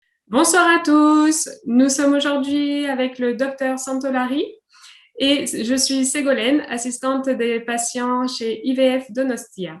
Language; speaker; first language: French; native; French